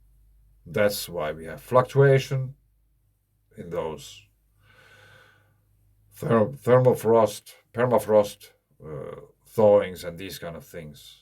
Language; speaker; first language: English; non-native, fluent; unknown